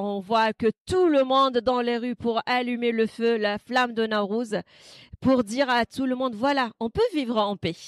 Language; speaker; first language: French; non-native, fluent; Kurdish